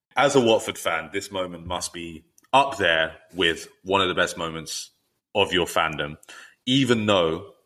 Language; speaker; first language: English; native; English